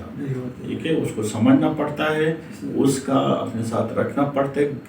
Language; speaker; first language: Urdu; native; Urdu